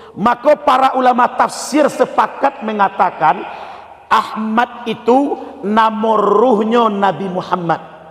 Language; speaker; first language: Malay; non-native, local second language; Minangkabau